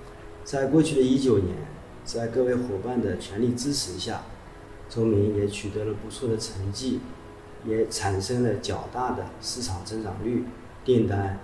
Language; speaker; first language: Chinese; native; Chinese